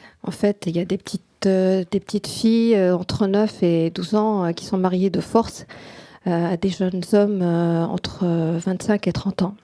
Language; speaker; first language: French; non-native, local second language; Arabic